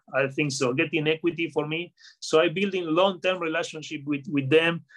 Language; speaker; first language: English; non-native, fluent; Spanish